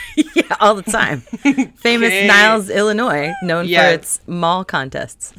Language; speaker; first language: English; native; English